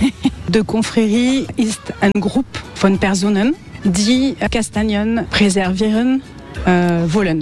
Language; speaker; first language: German; non-native, learner; French